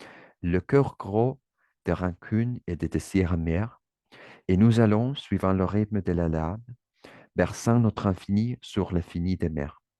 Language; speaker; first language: French; non-native, learner; Spanish